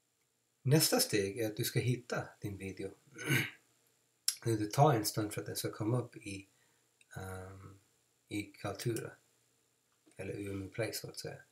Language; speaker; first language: Swedish; non-native, fluent; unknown